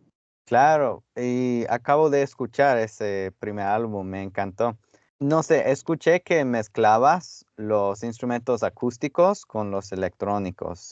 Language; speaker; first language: Spanish; non-native, fluent; English